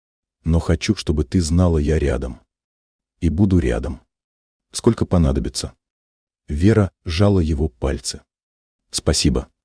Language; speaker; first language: Russian; native; Russian